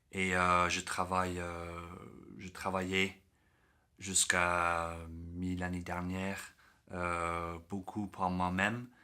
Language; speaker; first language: French; non-native, learner; English